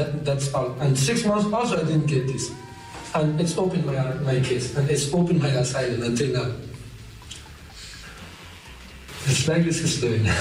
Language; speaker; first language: English; non-native, learner; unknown